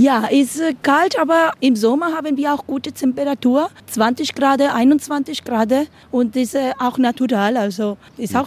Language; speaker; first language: German; non-native, learner; Spanish